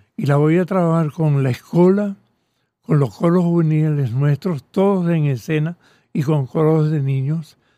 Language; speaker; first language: Spanish; early bilingual, other home language; Catalan